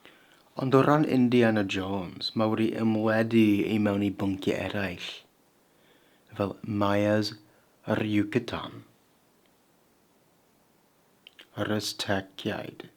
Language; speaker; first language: Welsh; non-native, fluent; English